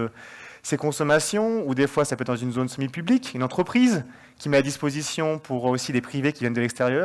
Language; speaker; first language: French; native; French